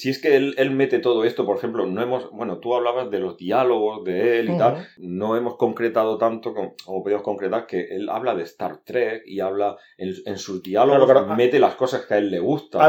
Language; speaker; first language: Spanish; native; Spanish